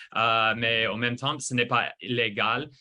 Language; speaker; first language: French; non-native, fluent; English